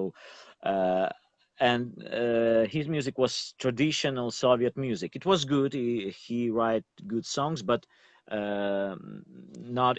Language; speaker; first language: English; non-native, learner; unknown